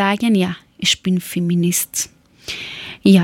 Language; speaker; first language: German; non-native, learner; Persian